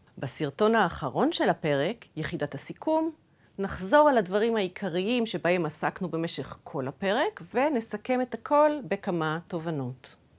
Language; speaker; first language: Hebrew; early bilingual, other home language; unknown